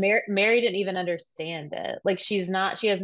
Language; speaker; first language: English; native; English